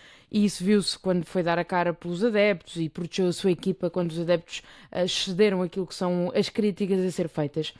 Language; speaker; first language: Portuguese; native; Portuguese